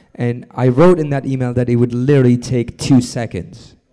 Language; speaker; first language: English; non-native, fluent; French